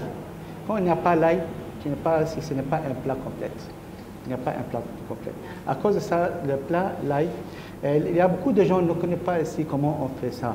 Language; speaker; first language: French; non-native, learner; Arabic